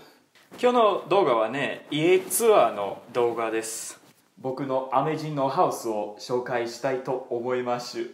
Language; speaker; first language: Japanese; non-native, fluent; English